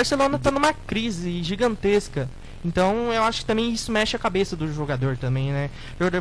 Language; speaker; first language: Portuguese; native; Portuguese